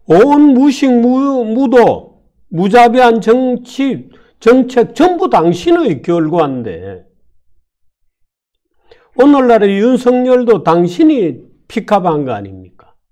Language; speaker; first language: Korean; native; Korean